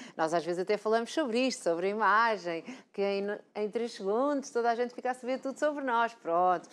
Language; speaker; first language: Portuguese; native; Portuguese